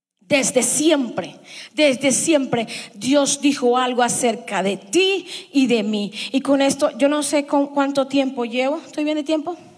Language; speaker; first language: Spanish; early bilingual, heritage; Spanish